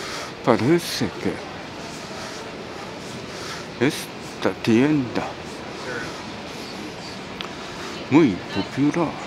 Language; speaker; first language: Spanish; non-native, learner; Japanese